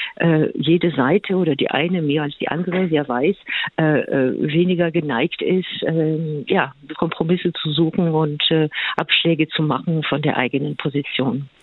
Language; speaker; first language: German; non-native, fluent; French